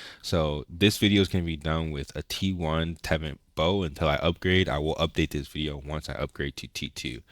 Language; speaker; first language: English; native; English